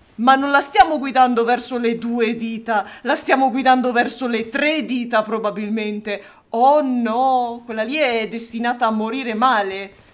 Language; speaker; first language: Italian; native; Italian